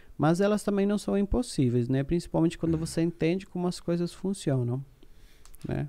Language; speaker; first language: Portuguese; non-native, fluent; Spanish